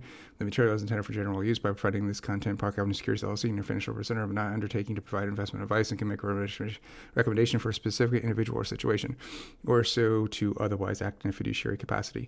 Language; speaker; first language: English; native; English